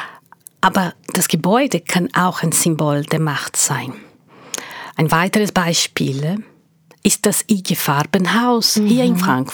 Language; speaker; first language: German; non-native, fluent; Portuguese